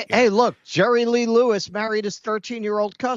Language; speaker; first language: English; native; English